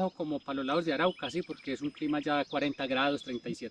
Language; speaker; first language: Spanish; native; Spanish